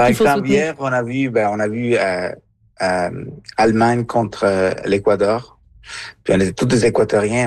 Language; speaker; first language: French; non-native, fluent; Spanish